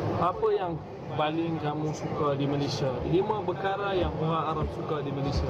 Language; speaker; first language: Malay; non-native, fluent; Arabic